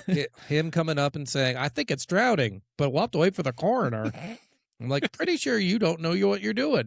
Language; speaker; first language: English; native; English